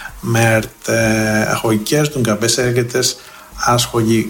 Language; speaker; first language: Hungarian; non-native, fluent; Greek